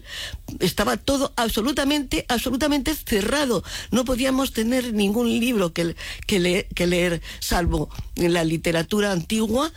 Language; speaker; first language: Spanish; native; Spanish